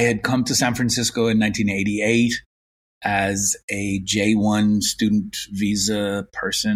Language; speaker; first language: English; native; English